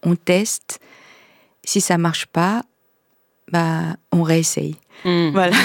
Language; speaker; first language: French; non-native, fluent; Korean